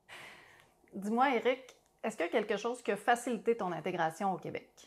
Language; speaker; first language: French; native; French